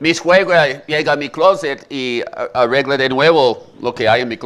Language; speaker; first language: Spanish; native; Spanish